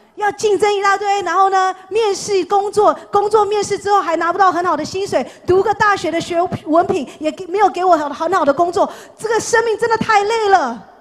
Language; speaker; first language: Chinese; non-native, fluent; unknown